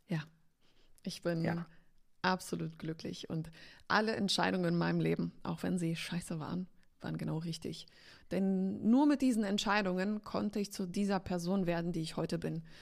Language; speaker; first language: German; early bilingual, heritage; Polish